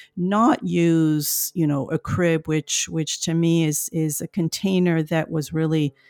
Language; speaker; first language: English; non-native, fluent; French